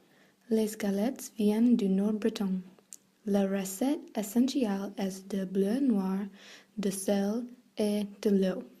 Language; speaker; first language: French; non-native, learner; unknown